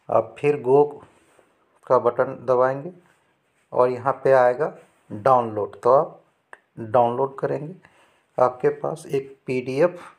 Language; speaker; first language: Hindi; native; Hindi